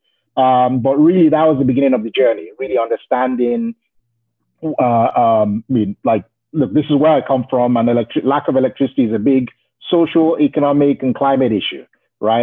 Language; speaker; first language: English; non-native, local second language; Yoruba